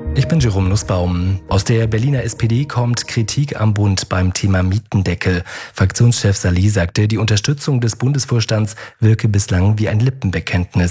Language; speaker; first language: German; native; German